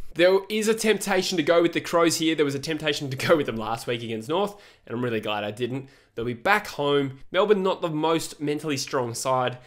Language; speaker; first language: English; native; English